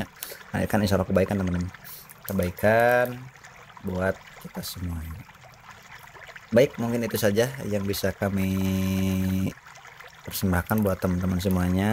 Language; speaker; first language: Indonesian; native; Indonesian